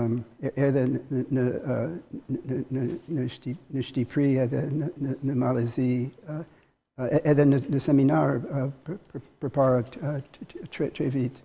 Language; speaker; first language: Albanian; non-native, learner; English